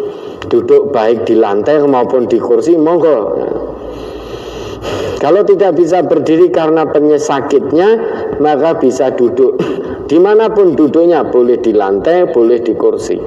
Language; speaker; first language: Indonesian; non-native, local second language; Javanese